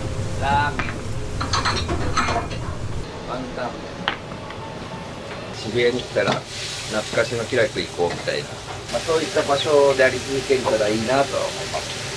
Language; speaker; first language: Japanese; native; Japanese